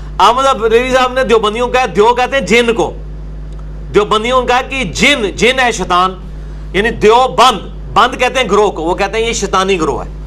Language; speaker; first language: Urdu; non-native, local second language; Punjabi